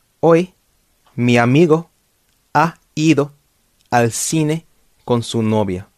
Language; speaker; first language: Spanish; non-native, fluent; English